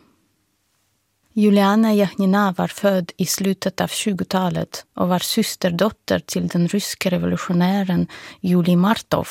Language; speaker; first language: Swedish; non-native, fluent; Russian